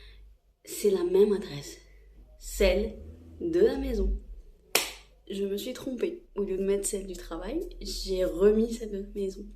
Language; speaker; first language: French; non-native, local second language; Arabic